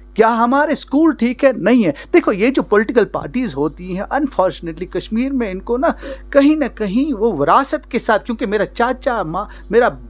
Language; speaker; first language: Hindi; non-native, local second language; Kashmiri